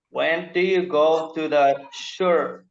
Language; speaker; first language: English; non-native, learner; Spanish